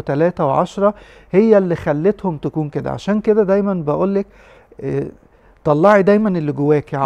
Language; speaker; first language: Arabic; native; Arabic